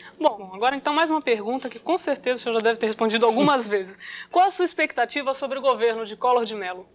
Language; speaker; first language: Portuguese; native; Portuguese